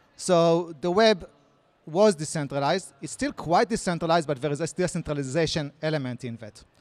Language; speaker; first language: English; non-native, fluent; Hebrew